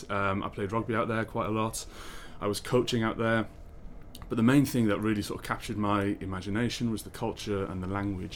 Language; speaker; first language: English; native; English